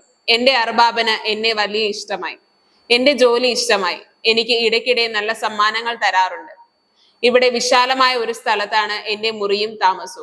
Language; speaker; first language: Malayalam; native; Malayalam